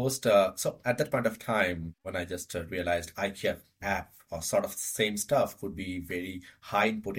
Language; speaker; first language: English; non-native, local second language; Bangla